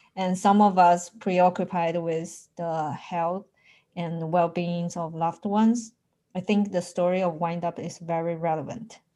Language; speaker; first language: English; non-native, fluent; Chinese